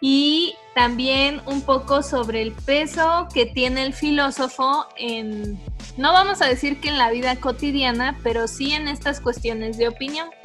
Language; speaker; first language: Spanish; native; Spanish